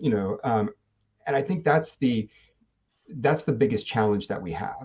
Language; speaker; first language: English; native; English